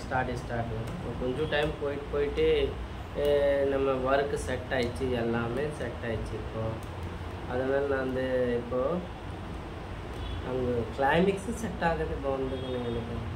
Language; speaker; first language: Tamil; non-native, fluent; Hindi